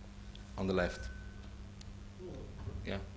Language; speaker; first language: English; non-native, learner; Portuguese